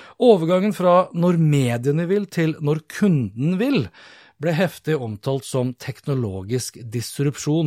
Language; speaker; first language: Norwegian; native; Norwegian